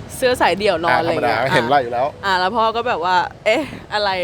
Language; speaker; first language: Thai; native; Thai